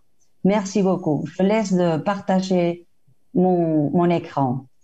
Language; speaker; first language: French; non-native, fluent; Spanish